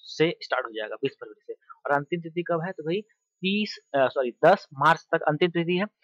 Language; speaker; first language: Hindi; native; Hindi